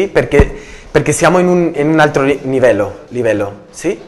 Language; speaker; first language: Italian; non-native, learner; Spanish